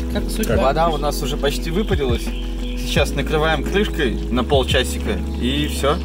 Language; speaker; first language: Russian; native; Russian